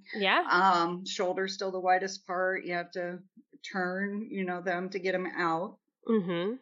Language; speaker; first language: English; native; English